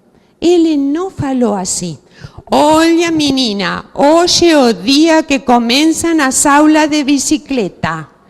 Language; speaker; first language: Portuguese; non-native, fluent; Spanish